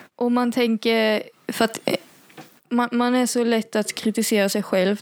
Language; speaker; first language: Swedish; native; Swedish